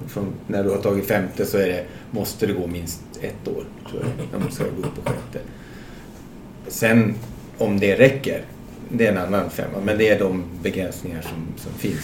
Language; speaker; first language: Swedish; native; Swedish